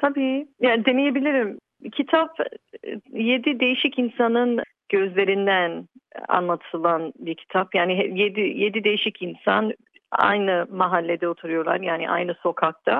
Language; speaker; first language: Turkish; early bilingual, heritage; Turkish